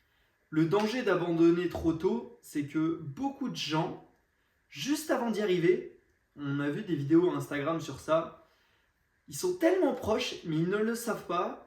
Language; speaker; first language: French; native; French